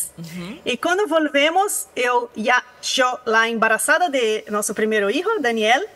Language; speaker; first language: Spanish; non-native, learner; Portuguese